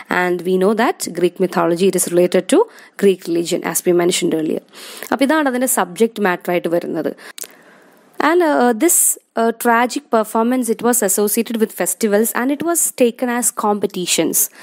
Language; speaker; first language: English; non-native, local second language; Malayalam